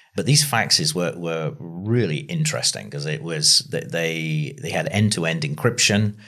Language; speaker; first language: English; native; English